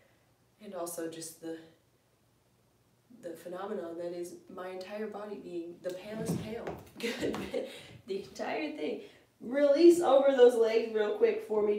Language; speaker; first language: English; native; English